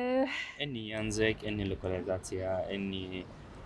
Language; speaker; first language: Polish; non-native, learner; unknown